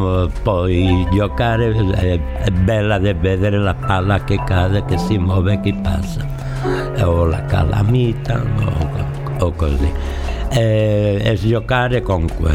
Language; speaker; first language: Italian; non-native, learner; Catalan